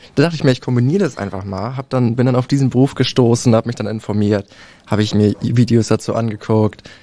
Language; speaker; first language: German; native; German